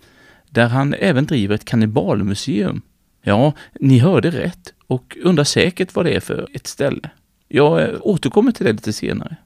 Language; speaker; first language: Swedish; native; Swedish